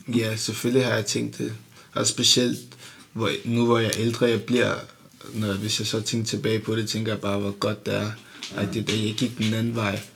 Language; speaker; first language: Danish; early bilingual, other home language; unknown